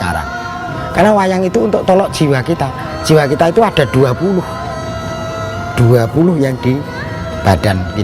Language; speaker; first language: Indonesian; non-native, local second language; Javanese